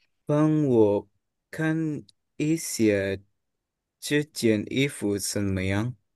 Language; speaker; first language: Chinese; non-native, learner; Indonesian